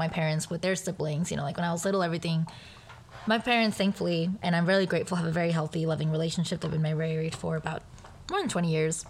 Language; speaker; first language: English; native; English